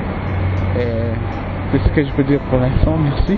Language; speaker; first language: French; non-native, local second language; Kongo